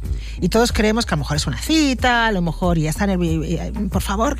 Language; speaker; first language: Spanish; native; Spanish